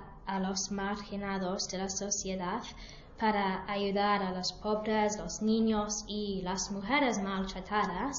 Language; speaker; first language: Spanish; non-native, learner; English